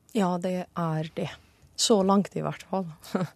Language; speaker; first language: Norwegian; non-native, fluent; Arabic